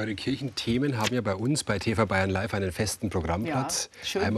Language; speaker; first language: German; native; German